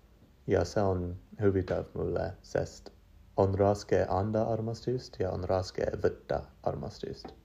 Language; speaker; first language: Estonian; non-native, learner; English